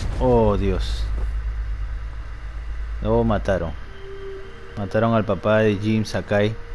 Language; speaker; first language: Spanish; native; Spanish